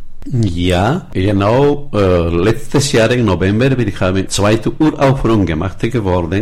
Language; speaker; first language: German; non-native, learner; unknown